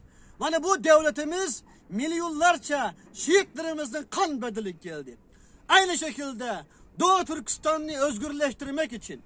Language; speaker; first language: Turkish; non-native, learner; Uyghur